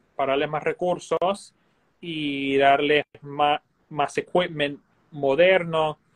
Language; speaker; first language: Spanish; early bilingual, heritage; Spanish